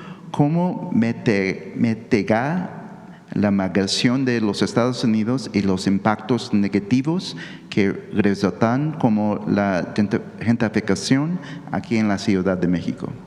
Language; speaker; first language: Spanish; early bilingual, heritage; English